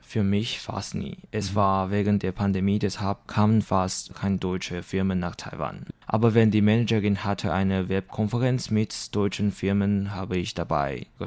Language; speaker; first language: German; non-native, learner; Chinese